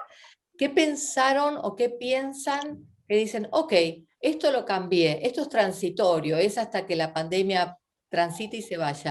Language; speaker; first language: Spanish; native; Spanish